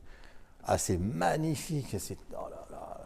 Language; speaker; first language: French; native; French